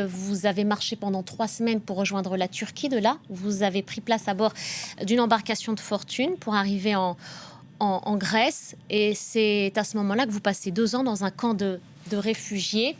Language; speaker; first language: French; native; French